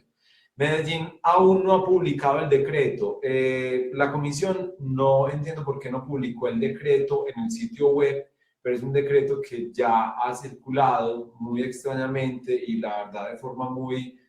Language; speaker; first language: Spanish; native; Spanish